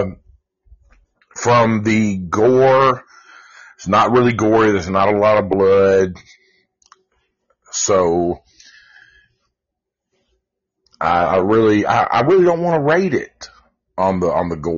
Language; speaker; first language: English; native; English